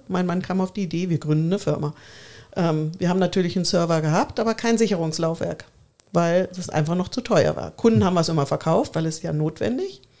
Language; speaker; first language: German; native; German